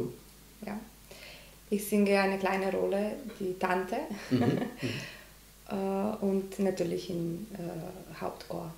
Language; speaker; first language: German; non-native, learner; Macedonian